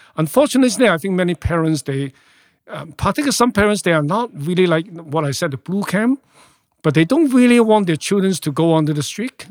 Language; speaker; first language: English; non-native, local second language; Cantonese